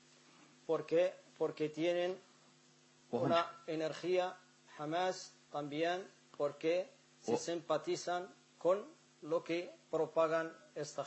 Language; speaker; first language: Spanish; non-native, fluent; Arabic